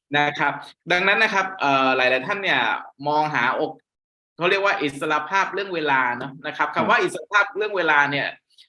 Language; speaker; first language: Thai; native; Thai